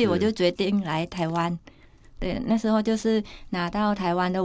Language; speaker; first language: Chinese; non-native, fluent; Thai